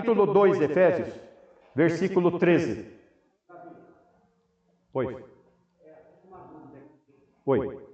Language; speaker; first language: Portuguese; native; Portuguese